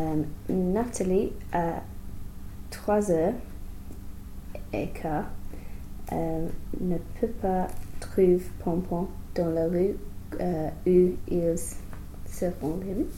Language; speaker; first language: French; non-native, learner; English